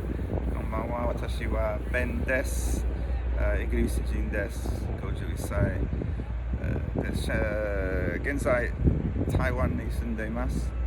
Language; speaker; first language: Japanese; non-native, fluent; English